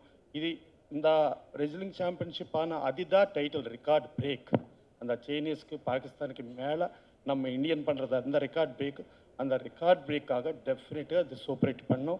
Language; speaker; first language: Tamil; non-native, learner; Telugu